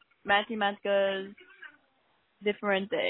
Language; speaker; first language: Spanish; non-native, learner; English